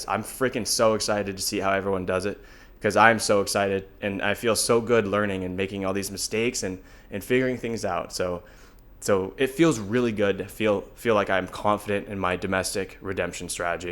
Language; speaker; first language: English; native; English